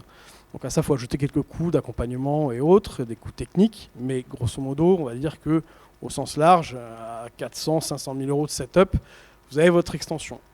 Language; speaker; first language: French; native; French